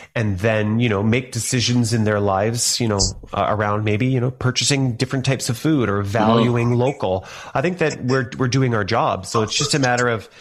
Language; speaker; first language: English; native; English